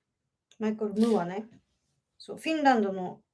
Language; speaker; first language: Japanese; native; Japanese